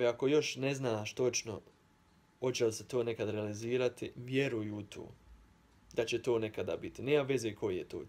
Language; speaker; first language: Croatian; early bilingual, heritage; Croatian